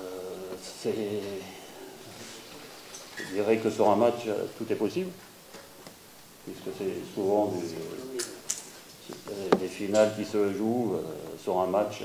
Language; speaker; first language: French; native; French